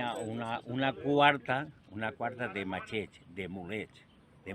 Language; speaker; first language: Catalan; native; Catalan